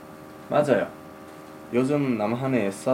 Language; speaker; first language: Korean; non-native, learner; English